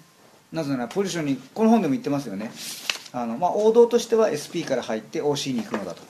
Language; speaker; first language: Japanese; native; Japanese